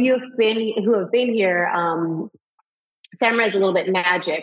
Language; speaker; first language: English; native; English